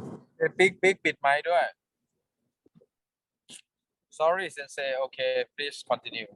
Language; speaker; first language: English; non-native, fluent; Thai